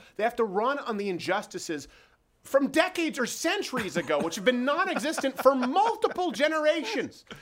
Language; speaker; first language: English; native; English